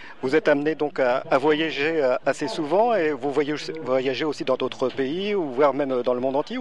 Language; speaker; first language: French; native; French